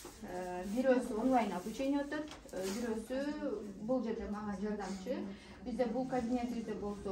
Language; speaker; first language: Kyrgyz; native; Kyrgyz